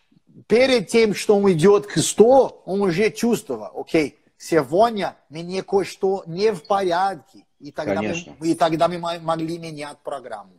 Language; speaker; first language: Russian; non-native, fluent; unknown